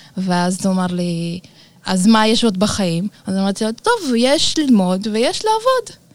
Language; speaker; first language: Hebrew; early bilingual, other home language; Russian